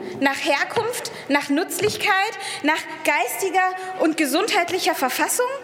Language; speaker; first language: German; early bilingual, other home language; Persian